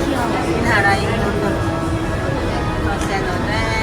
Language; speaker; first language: Korean; non-native, learner; Mongolian